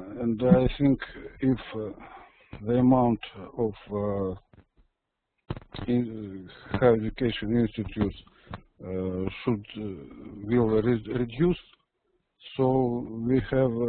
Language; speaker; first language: English; non-native, learner; Russian